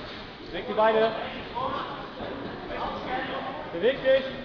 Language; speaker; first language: German; native; German